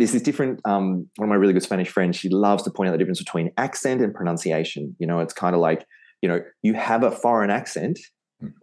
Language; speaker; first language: English; native; English